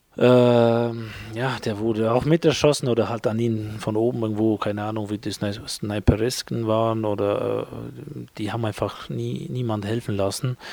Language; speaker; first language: German; non-native, fluent; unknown